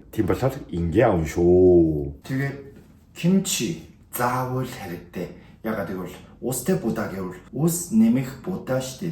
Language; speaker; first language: Mongolian; non-native, learner; Korean